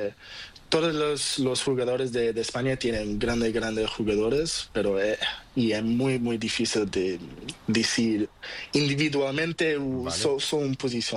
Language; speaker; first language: Spanish; non-native, learner; Portuguese